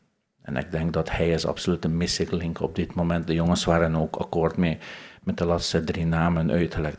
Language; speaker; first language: Dutch; non-native, fluent; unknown